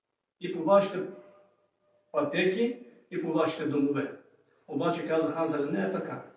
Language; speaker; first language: Bulgarian; native; Bulgarian